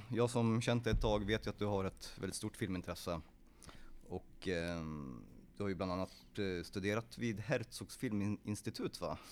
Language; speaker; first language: Swedish; early bilingual, other home language; Polish